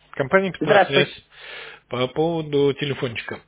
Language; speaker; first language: Russian; native; Russian